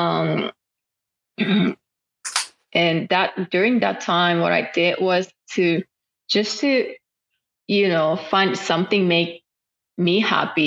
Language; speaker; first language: English; non-native, fluent; Japanese